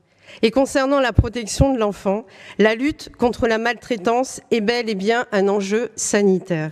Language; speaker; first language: French; native; French